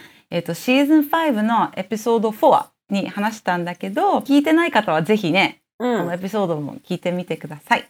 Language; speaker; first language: Japanese; early bilingual, heritage; Japanese